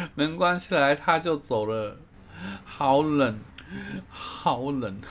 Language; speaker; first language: Chinese; non-native, fluent; Japanese